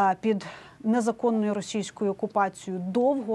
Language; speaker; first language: Ukrainian; native; Ukrainian